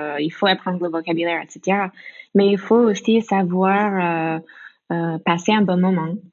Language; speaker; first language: French; non-native, fluent; English